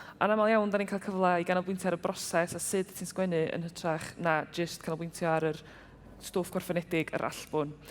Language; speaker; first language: Welsh; native; Welsh